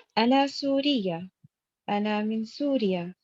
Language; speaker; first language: Arabic; non-native, learner; Urdu